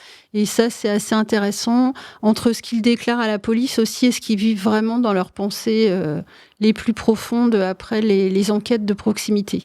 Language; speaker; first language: French; native; French